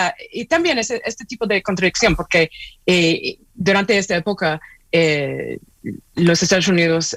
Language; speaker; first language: Spanish; non-native, fluent; English